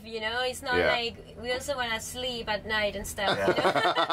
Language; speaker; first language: English; non-native, fluent; Spanish